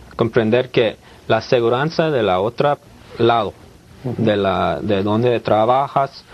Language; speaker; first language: Spanish; early bilingual, heritage; Spanish